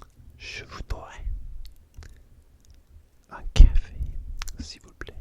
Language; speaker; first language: French; non-native, learner; English